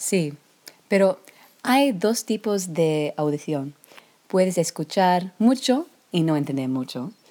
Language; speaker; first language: Spanish; non-native, learner; English